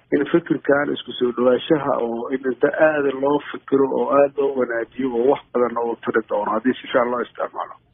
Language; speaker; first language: Somali; non-native, local second language; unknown